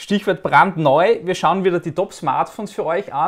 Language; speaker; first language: German; native; German